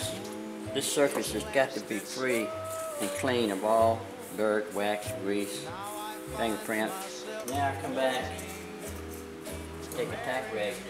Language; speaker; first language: English; native; English